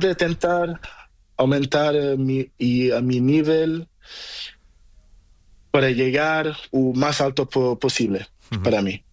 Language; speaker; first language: Spanish; non-native, learner; Portuguese